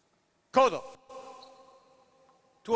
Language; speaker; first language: Spanish; non-native, learner; English